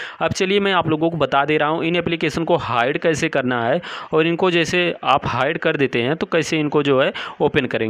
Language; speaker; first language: Hindi; native; Hindi